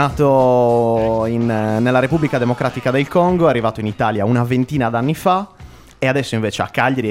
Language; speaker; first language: Italian; native; Italian